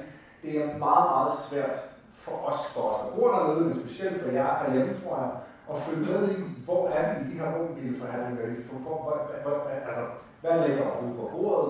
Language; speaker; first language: Danish; native; Danish